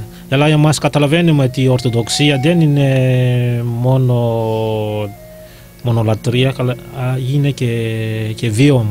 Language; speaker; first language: Greek; non-native, learner; Malagasy